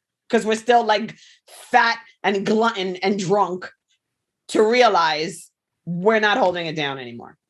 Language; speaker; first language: English; native; English